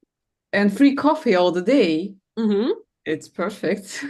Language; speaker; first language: English; non-native, learner; Russian